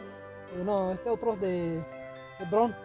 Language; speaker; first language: Spanish; non-native, learner; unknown